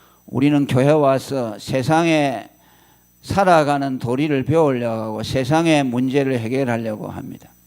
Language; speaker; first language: Korean; native; Korean